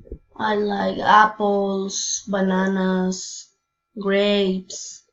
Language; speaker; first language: English; non-native, learner; Spanish